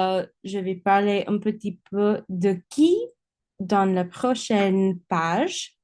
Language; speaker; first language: French; non-native, learner; English